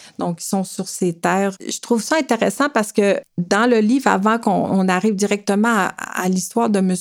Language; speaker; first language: French; native; French